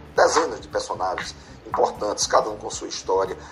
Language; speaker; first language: Portuguese; native; Portuguese